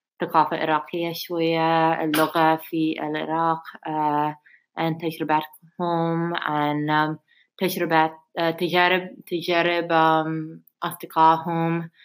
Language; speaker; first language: Arabic; non-native, learner; English